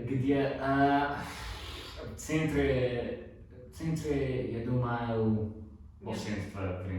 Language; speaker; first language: Russian; non-native, learner; English